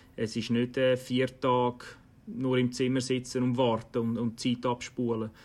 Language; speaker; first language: German; native; German